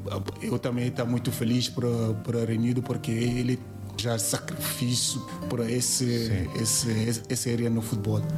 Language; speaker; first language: Portuguese; non-native, learner; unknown